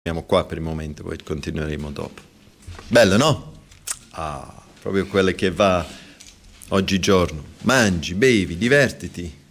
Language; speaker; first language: Italian; non-native, fluent; English